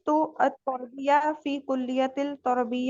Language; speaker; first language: Arabic; non-native, learner; Urdu